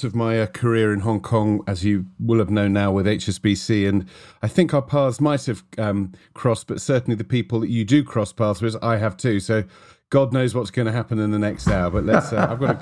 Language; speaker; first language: English; native; English